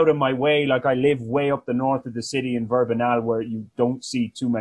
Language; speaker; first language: English; native; English